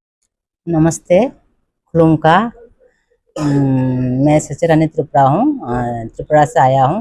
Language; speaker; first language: Hindi; non-native, local second language; Kok Borok